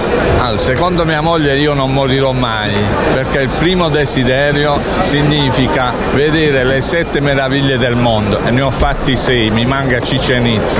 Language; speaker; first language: Italian; native; Italian